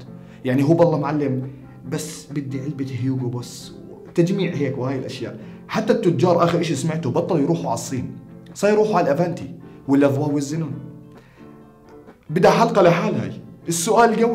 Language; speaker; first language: Arabic; native; Arabic